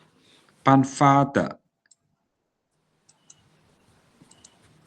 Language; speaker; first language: Chinese; non-native, fluent; Lao